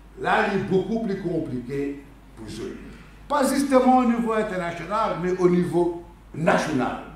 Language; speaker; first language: French; non-native, local second language; Morisyen